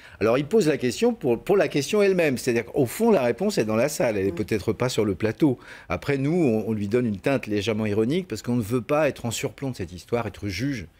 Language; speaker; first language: French; native; French